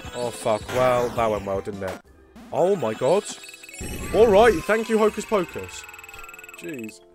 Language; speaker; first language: English; native; English